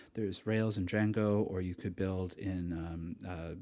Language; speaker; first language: English; native; English